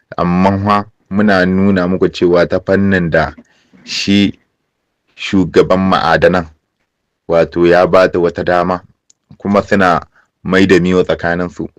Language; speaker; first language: Hausa; native; Hausa